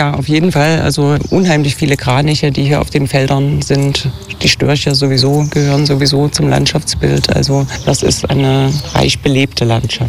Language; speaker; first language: German; native; German